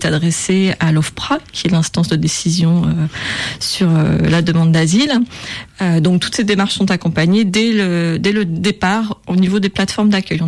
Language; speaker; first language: French; native; French